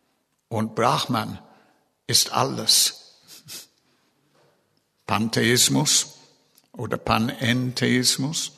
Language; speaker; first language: German; non-native, fluent; English